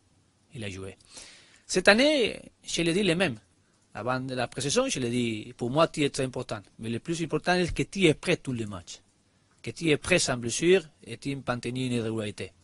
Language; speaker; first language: French; non-native, learner; Spanish